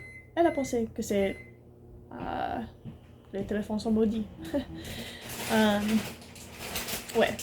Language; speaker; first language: French; non-native, learner; English